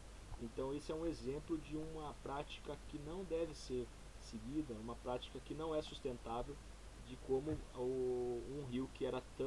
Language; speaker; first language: Portuguese; native; Portuguese